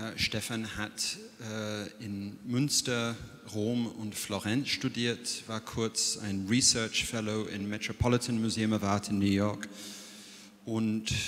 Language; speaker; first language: German; non-native, fluent; English